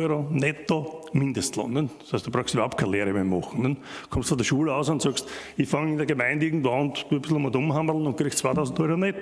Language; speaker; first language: German; native; German